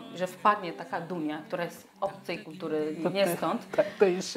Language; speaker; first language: Polish; non-native, fluent; Portuguese